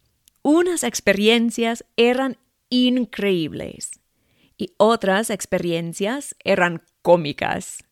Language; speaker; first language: Spanish; non-native, fluent; English